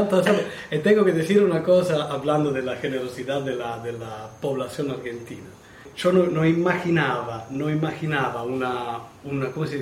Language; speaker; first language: Spanish; non-native, learner; Italian